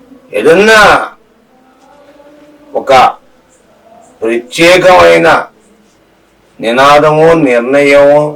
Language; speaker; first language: Telugu; native; Telugu